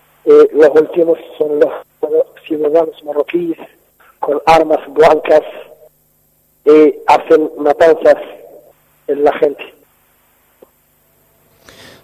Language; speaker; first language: Spanish; non-native, fluent; Arabic